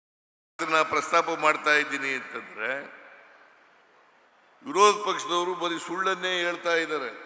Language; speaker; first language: Kannada; native; Kannada